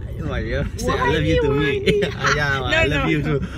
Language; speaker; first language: English; non-native, local second language; Chinese